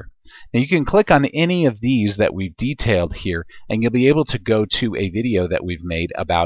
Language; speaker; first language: English; native; English